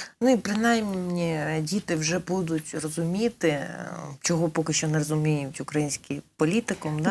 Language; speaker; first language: Ukrainian; native; Ukrainian